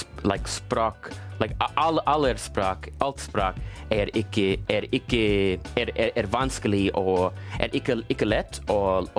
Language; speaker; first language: Norwegian; non-native, learner; English